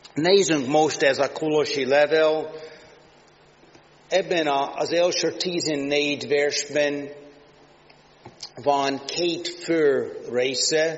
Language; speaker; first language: Hungarian; non-native, learner; English